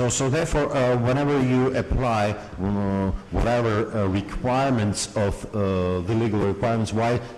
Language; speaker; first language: English; non-native, fluent; Georgian